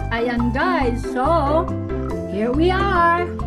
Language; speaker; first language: English; non-native, local second language; Filipino